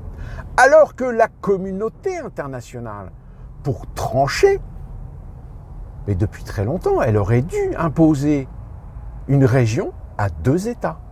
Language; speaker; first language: French; native; French